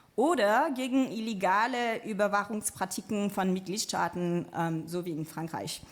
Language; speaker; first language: German; non-native, fluent; French